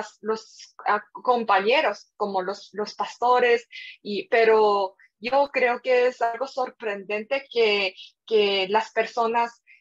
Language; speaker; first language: Spanish; non-native, fluent; Korean